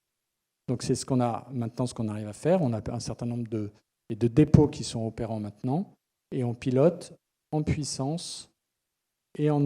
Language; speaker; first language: French; native; French